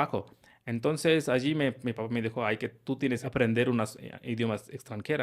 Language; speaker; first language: Spanish; non-native, fluent; Hindi